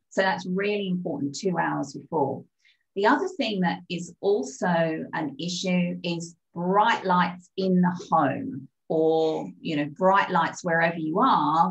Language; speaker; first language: English; native; English